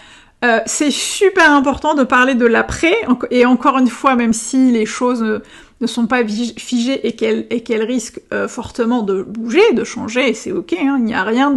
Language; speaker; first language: French; native; French